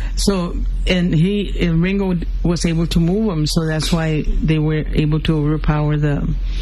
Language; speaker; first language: English; early bilingual, other home language; Spanish